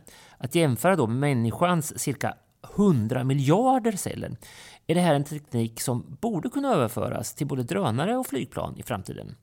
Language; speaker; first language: Swedish; native; Swedish